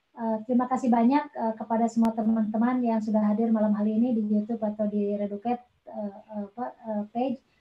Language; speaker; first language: Indonesian; non-native, local second language; Sundanese